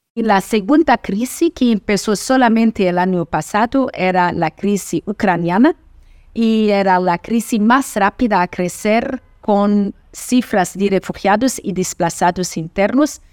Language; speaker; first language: Spanish; non-native, fluent; Portuguese